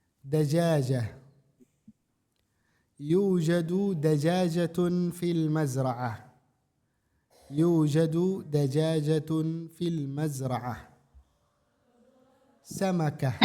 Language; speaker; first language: Arabic; non-native, fluent; Indonesian